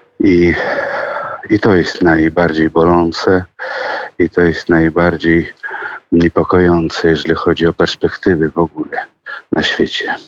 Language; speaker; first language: Polish; early bilingual, heritage; Polish